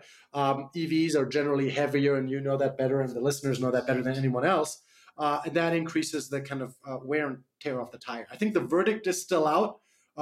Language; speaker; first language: English; non-native, fluent; German